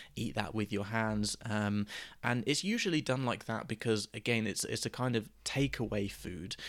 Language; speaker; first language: English; native; English